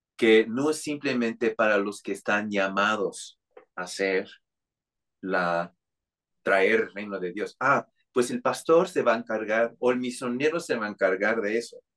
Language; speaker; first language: Spanish; non-native, fluent; English